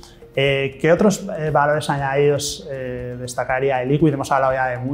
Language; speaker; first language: Spanish; native; Spanish